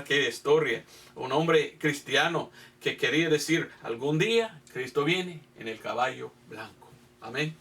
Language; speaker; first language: Spanish; non-native, fluent; English